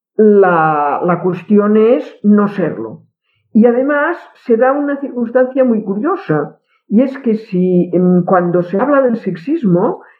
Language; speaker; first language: Spanish; non-native, local second language; Catalan